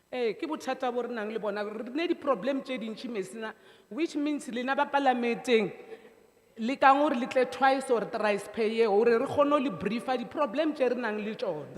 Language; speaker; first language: English; non-native, local second language; Northern Sotho